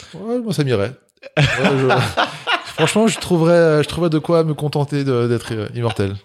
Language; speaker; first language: French; native; French